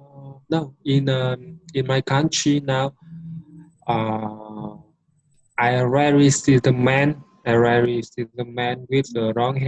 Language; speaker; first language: English; non-native, learner; Vietnamese